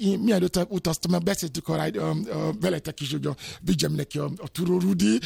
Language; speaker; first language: Hungarian; non-native, fluent; Yoruba